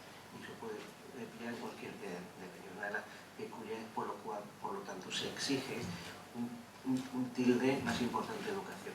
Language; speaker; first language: Spanish; native; Spanish